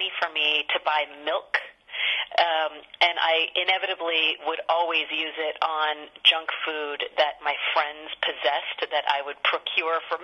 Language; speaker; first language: English; native; English